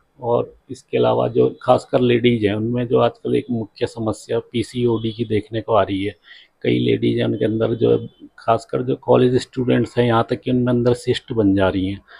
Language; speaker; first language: Hindi; native; Hindi